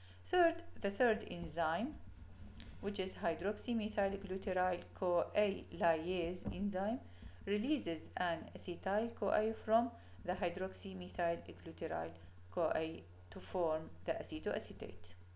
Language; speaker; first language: English; non-native, fluent; Arabic